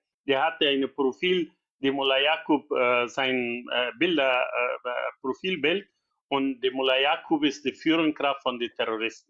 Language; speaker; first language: German; non-native, fluent; Persian